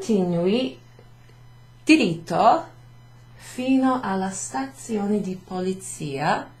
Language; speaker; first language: Italian; non-native, fluent; English